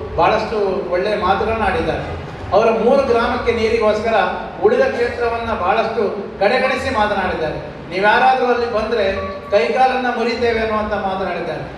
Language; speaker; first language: Kannada; native; Kannada